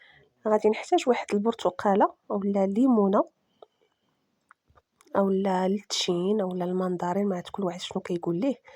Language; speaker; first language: Arabic; native; Arabic